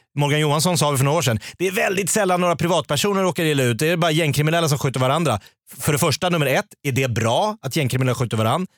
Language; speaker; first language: Swedish; native; Swedish